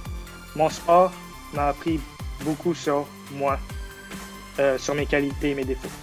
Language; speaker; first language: French; early bilingual, other home language; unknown